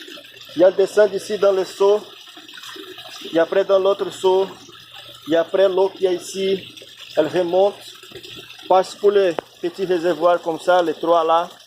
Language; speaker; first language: French; non-native, fluent; Portuguese